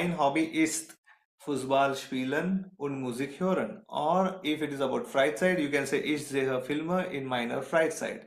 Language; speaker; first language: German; non-native, fluent; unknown